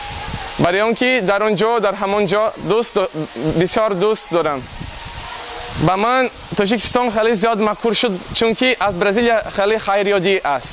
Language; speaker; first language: Persian; non-native, learner; Portuguese